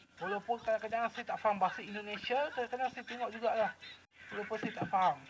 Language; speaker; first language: Malay; native; Malay